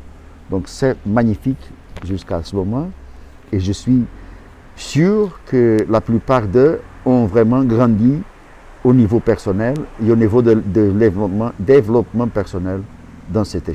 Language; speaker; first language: French; non-native, fluent; Portuguese